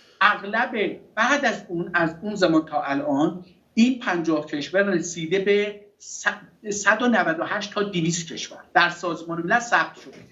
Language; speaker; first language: Persian; non-native, local second language; Azerbaijani